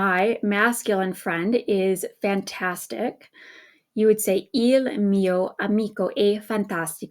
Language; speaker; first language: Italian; non-native, fluent; English